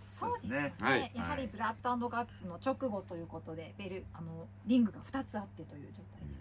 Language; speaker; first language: Japanese; native; Japanese